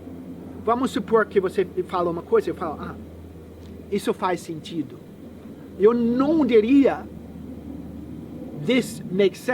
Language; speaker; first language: Portuguese; non-native, fluent; English